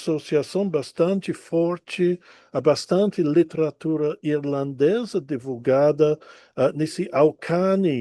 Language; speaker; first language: Portuguese; non-native, fluent; English